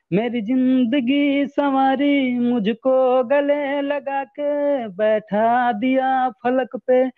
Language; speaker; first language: Hindi; native; Hindi